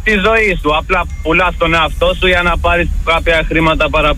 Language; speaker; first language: Greek; non-native, fluent; Albanian